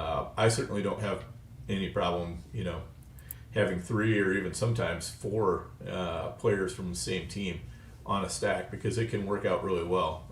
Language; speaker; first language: English; native; English